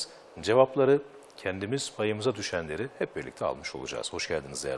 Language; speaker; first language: Turkish; native; Turkish